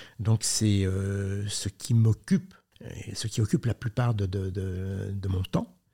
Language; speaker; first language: French; native; French